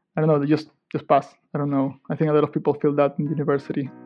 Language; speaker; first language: English; non-native, fluent; Spanish